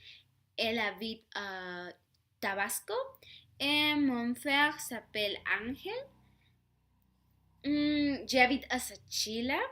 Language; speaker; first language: French; non-native, learner; Spanish